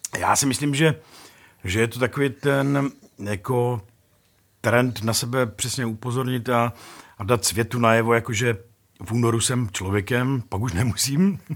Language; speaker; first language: Czech; native; Czech